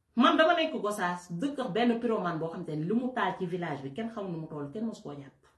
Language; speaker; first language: Wolof; native; Wolof